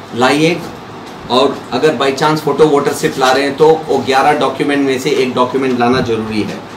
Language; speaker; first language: Hindi; non-native, local second language; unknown